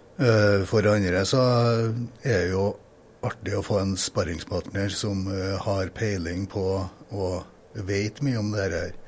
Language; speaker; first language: Norwegian; native; Norwegian